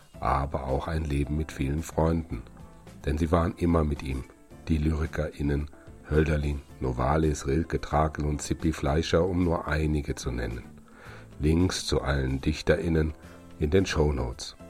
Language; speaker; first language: German; native; German